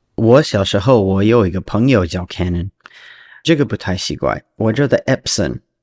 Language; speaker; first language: Chinese; non-native, learner; English